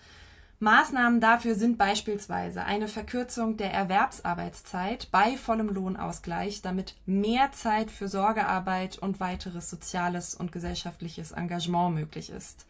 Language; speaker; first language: German; native; German